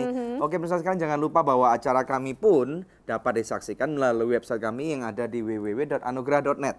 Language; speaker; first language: Indonesian; native; Indonesian